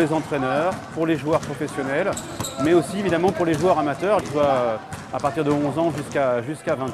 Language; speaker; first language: French; native; French